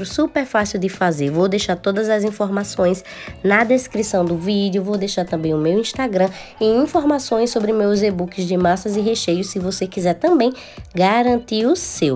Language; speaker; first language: Portuguese; native; Portuguese